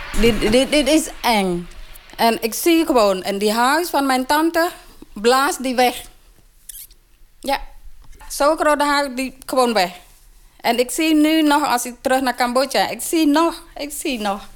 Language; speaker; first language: Dutch; non-native, learner; Khmer